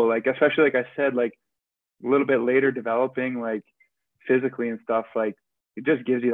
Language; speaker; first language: English; native; English